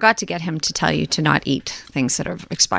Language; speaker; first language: English; native; English